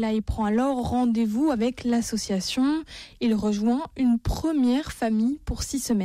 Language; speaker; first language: French; native; French